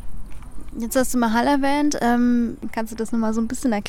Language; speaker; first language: German; native; German